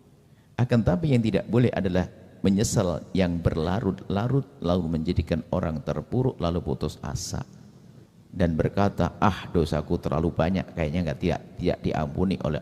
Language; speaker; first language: Indonesian; native; Indonesian